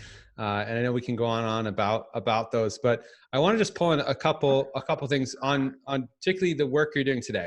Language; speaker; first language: English; native; English